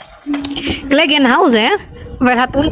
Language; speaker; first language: German; non-native, learner; Indonesian